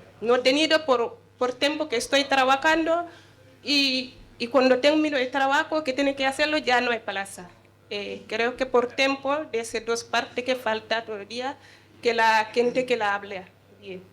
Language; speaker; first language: Spanish; non-native, learner; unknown